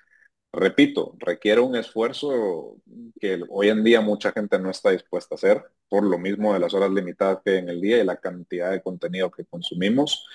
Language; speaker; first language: Spanish; native; Spanish